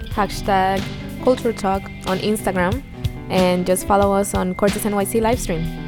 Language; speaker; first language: English; non-native, fluent; Spanish